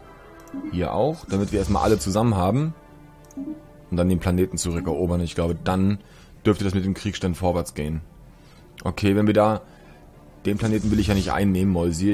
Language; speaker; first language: German; native; German